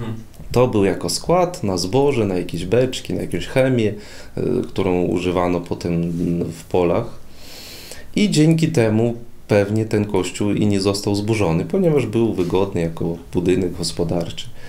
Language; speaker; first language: Polish; non-native, fluent; Russian